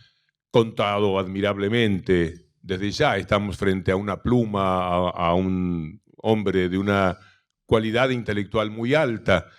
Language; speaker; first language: Spanish; native; Spanish